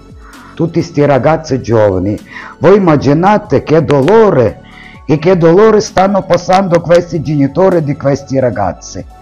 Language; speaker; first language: Italian; non-native, learner; Ukrainian